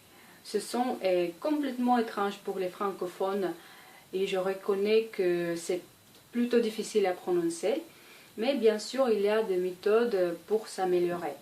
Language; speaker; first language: French; non-native, fluent; Russian